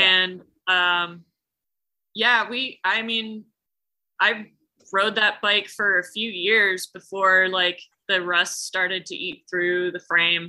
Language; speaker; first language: English; native; English